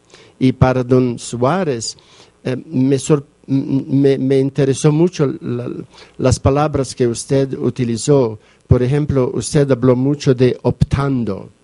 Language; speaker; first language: Spanish; non-native, fluent; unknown